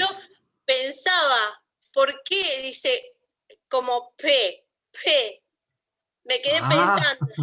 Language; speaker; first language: Spanish; non-native, learner; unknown